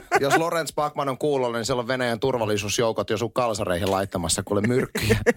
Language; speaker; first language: Finnish; native; Finnish